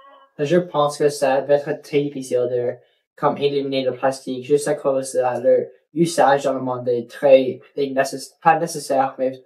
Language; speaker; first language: French; non-native, local second language; English